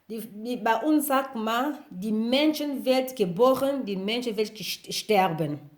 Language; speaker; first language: German; non-native, learner; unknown